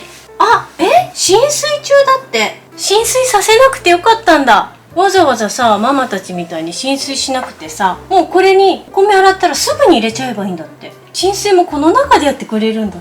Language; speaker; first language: Japanese; native; Japanese